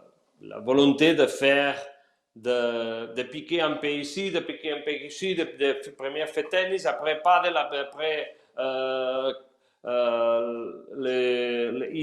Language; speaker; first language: French; non-native, fluent; Spanish